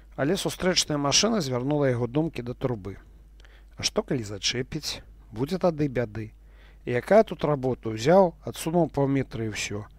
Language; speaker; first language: Belarusian; non-native, local second language; Russian